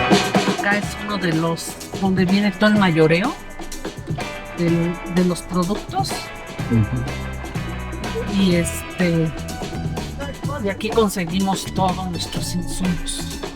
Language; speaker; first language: Spanish; native; Spanish